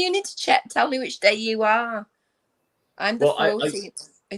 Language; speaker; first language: English; native; English